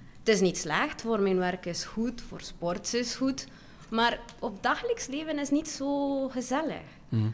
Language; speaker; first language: Dutch; non-native, fluent; Spanish